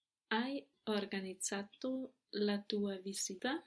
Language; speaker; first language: Italian; non-native, learner; English